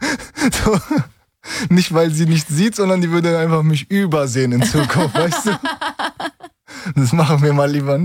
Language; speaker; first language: German; early bilingual, other home language; Turkish